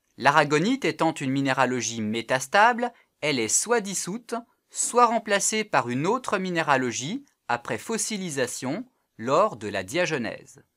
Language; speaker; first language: French; native; French